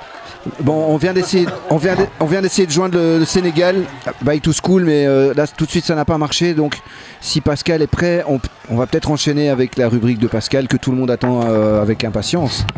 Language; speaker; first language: French; native; French